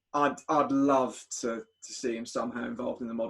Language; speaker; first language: English; native; English